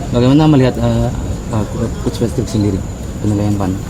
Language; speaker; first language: Indonesian; native; Indonesian